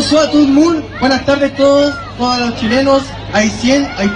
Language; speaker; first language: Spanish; non-native, learner; Haitian Creole